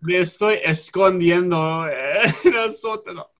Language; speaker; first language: Spanish; non-native, learner; English